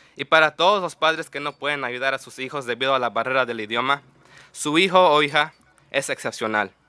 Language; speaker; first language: Spanish; early bilingual, heritage; Spanish